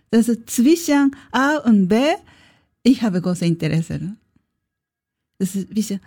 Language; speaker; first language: German; non-native, learner; Japanese